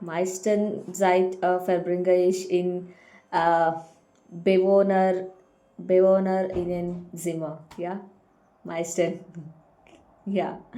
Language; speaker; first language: German; non-native, learner; Kannada